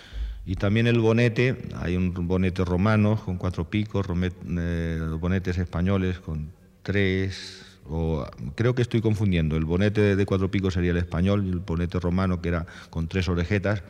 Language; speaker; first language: Spanish; native; Spanish